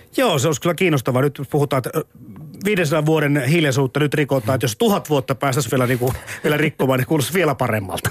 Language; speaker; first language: Finnish; native; Finnish